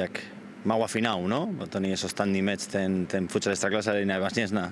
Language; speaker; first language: Polish; non-native, learner; Spanish